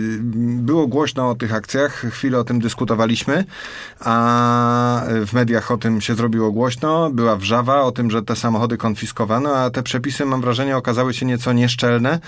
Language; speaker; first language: Polish; native; Polish